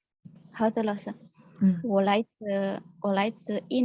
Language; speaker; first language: Chinese; non-native, learner; Indonesian